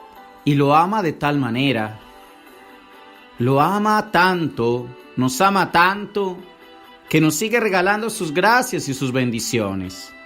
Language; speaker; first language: Spanish; native; Spanish